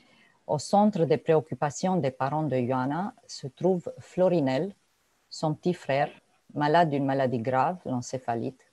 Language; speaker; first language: French; native; French